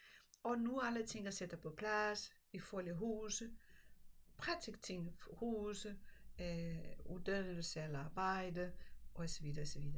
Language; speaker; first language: Danish; non-native, fluent; Portuguese